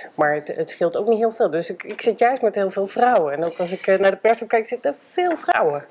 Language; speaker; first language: Dutch; native; Dutch